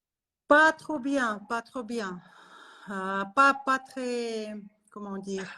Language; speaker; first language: French; non-native, learner; Russian